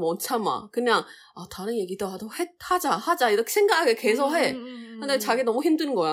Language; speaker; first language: Korean; non-native, learner; Chinese